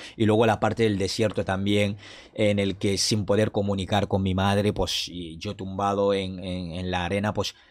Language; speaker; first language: Spanish; non-native, fluent; French